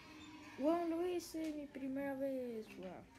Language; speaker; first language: Spanish; early bilingual, other home language; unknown